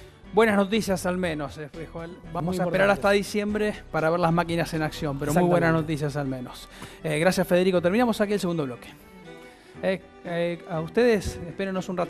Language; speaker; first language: Spanish; native; Spanish